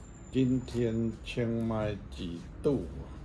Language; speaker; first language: Chinese; non-native, learner; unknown